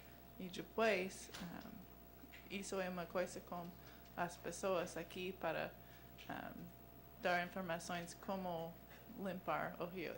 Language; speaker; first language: Portuguese; non-native, learner; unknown